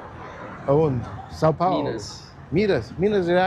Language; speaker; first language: Portuguese; early bilingual, heritage; German